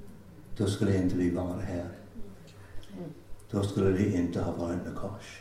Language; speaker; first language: Swedish; non-native, fluent; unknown